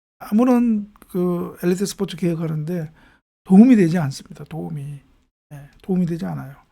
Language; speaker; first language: Korean; native; Korean